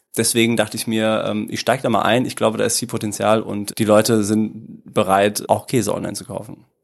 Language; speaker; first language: German; early bilingual, other home language; Italian